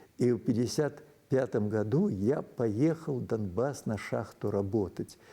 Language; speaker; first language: Russian; non-native, local second language; Belarusian